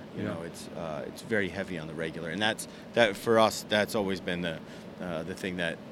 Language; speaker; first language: English; native; English